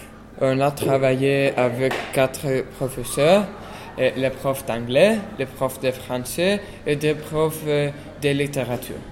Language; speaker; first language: French; non-native, learner; Greek